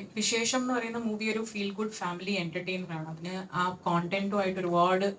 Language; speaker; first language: Malayalam; native; Malayalam